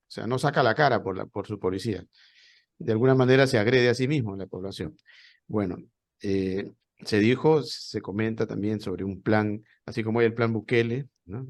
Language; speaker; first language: Spanish; native; Spanish